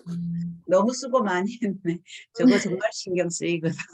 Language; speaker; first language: Korean; native; Korean